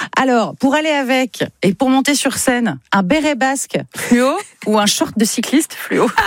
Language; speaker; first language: French; native; French